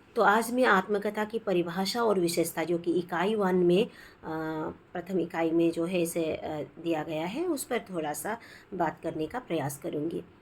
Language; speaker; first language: Hindi; non-native, local second language; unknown